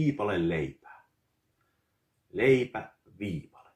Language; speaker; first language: Finnish; native; Finnish